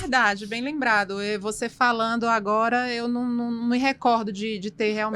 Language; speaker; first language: Portuguese; native; Portuguese